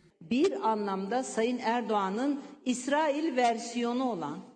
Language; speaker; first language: Turkish; native; Turkish